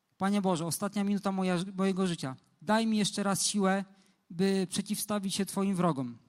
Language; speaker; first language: Polish; native; Polish